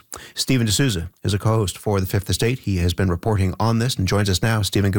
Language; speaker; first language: English; native; English